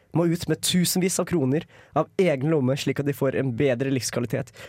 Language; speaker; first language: Norwegian; native; Norwegian